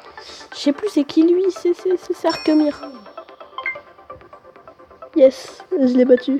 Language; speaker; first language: French; native; French